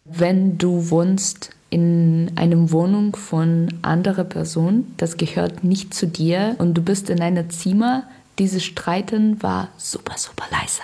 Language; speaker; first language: German; non-native, learner; Russian